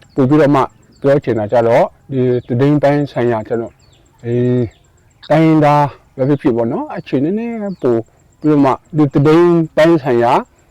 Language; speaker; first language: Burmese; non-native, local second language; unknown